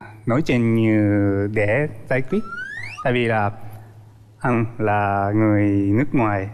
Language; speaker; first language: Vietnamese; non-native, learner; Japanese